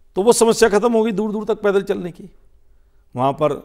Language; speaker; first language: Hindi; native; Hindi